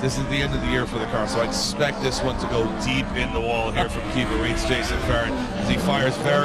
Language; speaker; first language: English; native; English